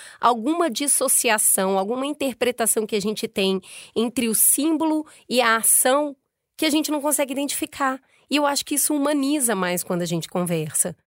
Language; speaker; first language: Portuguese; native; Portuguese